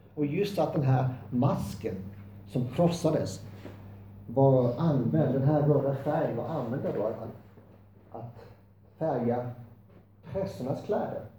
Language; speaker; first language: Swedish; non-native, fluent; English